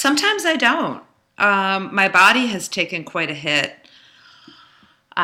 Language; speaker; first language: English; native; English